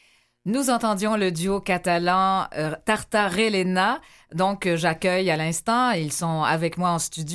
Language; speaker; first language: French; native; French